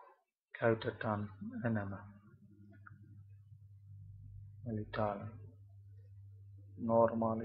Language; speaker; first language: Finnish; non-native, learner; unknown